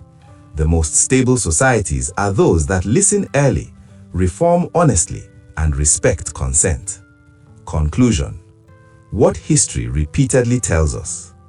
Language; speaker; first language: English; non-native, local second language; Igbo